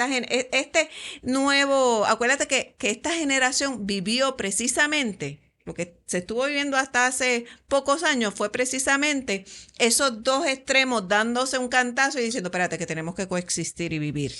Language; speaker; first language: Spanish; native; Spanish